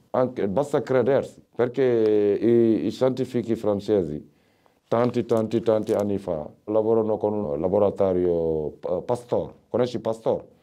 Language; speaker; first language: Italian; non-native, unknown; Wolof